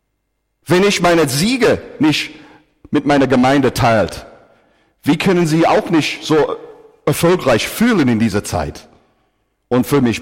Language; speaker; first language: German; non-native, fluent; English